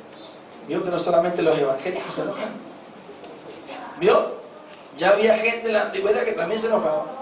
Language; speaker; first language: Spanish; native; Spanish